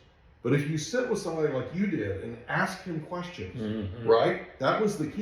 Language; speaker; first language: English; native; English